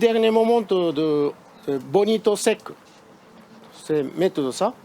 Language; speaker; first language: French; non-native, learner; Japanese